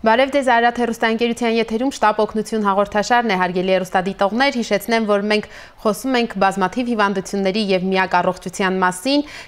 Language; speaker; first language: Armenian; native; Armenian